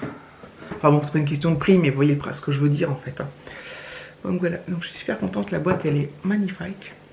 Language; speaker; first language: French; native; French